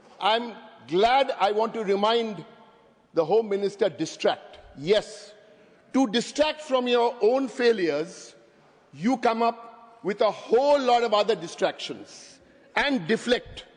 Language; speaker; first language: English; native; English